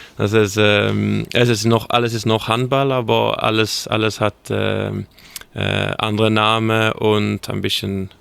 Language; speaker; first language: German; non-native, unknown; Swedish